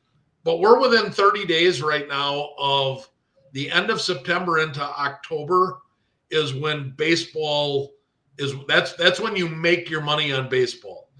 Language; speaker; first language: English; native; English